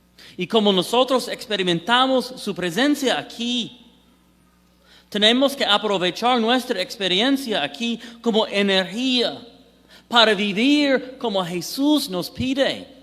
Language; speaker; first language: Spanish; non-native, fluent; English